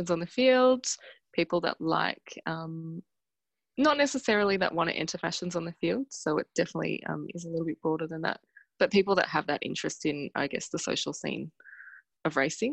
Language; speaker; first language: English; native; English